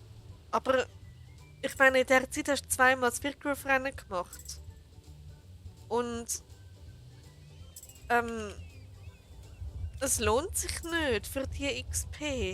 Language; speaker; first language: German; native; German